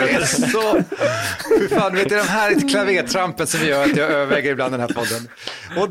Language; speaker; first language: Swedish; native; Swedish